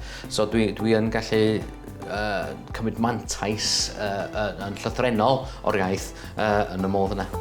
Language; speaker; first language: Welsh; native; Welsh